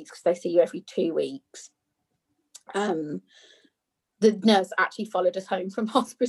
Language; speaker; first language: English; native; English